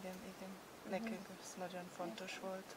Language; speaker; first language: Hungarian; non-native, learner; German